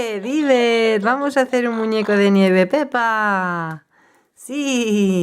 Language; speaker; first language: Spanish; native; Spanish